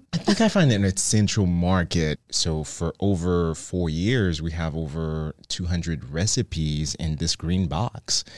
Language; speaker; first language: English; non-native, fluent; Haitian Creole